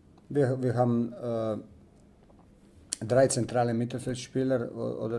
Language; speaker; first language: German; non-native, learner; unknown